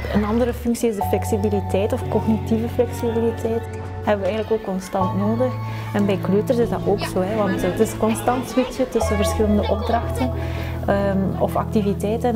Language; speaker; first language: Dutch; native; Dutch